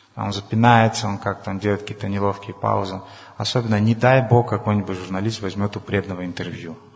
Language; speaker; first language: Russian; non-native, local second language; Ukrainian